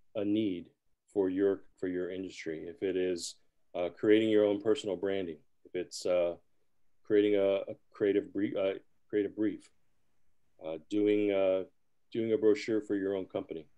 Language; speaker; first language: English; early bilingual, other home language; Spanish